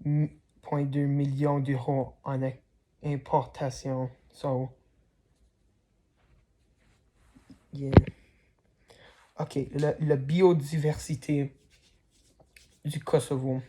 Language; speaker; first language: French; non-native, learner; English